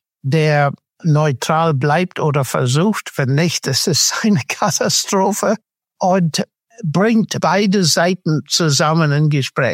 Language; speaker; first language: German; non-native, fluent; English